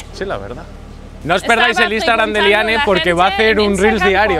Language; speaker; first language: Spanish; native; Spanish